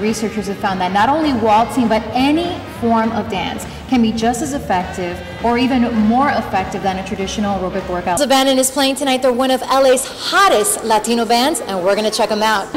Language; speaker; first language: English; early bilingual, other home language; Spanish